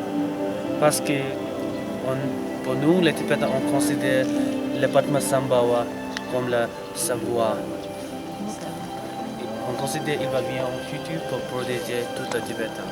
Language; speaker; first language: French; non-native, learner; Tibetan